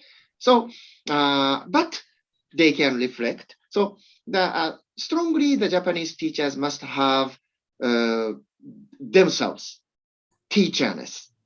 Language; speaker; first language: English; non-native, learner; Japanese